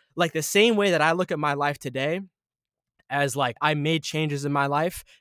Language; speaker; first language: English; early bilingual, other home language; Arabic